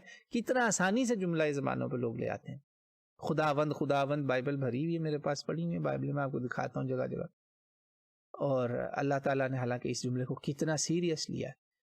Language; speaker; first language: Urdu; native; Urdu